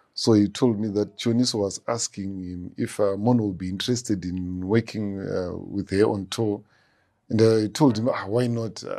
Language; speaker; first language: English; non-native, local second language; Shona